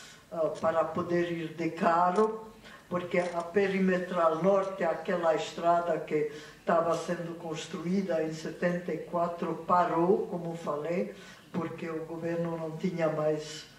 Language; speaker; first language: Portuguese; non-native, fluent; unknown